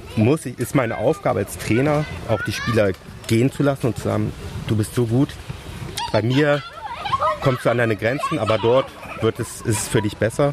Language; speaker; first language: German; native; German